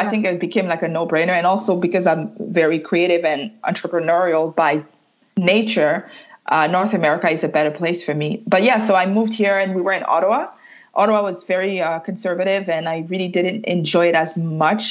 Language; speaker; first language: English; non-native, fluent; French